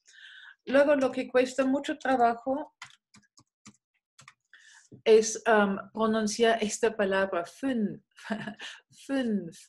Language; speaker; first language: Spanish; non-native, fluent; German